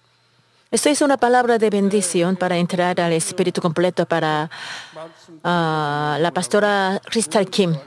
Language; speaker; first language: Spanish; non-native, fluent; Korean